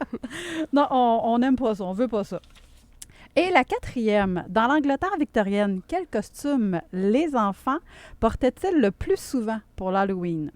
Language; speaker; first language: French; native; French